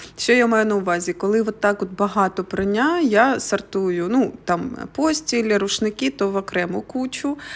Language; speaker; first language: Ukrainian; native; Ukrainian